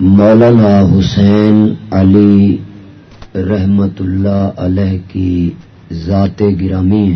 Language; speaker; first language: Urdu; non-native, local second language; Pashto